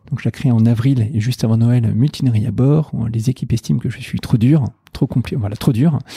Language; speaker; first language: French; native; French